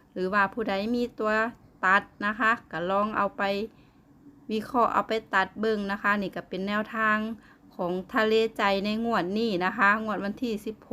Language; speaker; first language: Thai; native; Thai